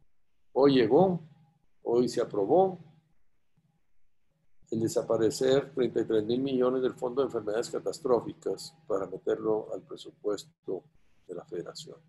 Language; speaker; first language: Spanish; native; Spanish